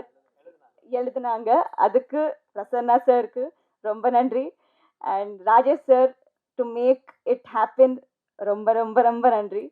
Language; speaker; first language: Tamil; non-native, learner; Telugu